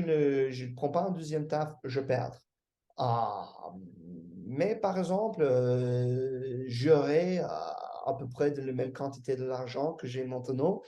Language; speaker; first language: French; non-native, fluent; English